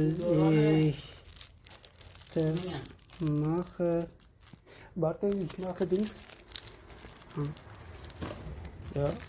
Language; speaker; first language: German; non-native, learner; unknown